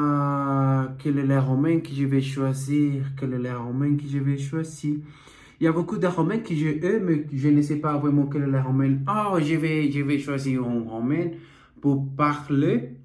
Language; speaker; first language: French; non-native, learner; Portuguese